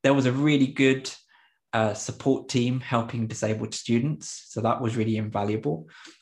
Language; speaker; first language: English; early bilingual, other home language; Spanish